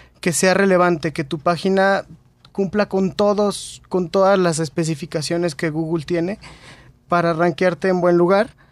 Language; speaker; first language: Spanish; native; Spanish